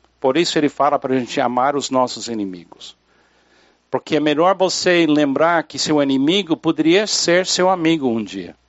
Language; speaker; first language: Portuguese; non-native, fluent; English